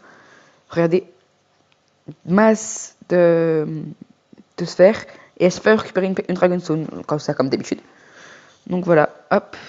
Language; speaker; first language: French; native; French